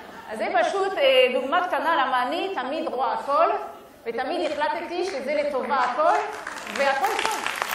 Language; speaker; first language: Hebrew; non-native, fluent; French